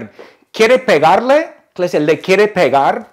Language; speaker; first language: Spanish; non-native, fluent; English